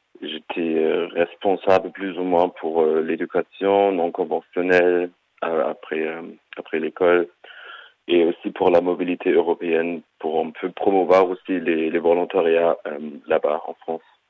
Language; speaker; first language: French; non-native, fluent; German